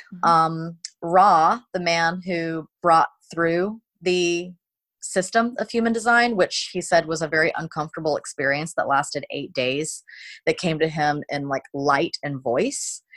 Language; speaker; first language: English; native; English